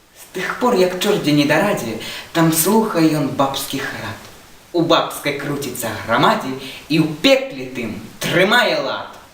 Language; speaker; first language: Belarusian; non-native, local second language; Russian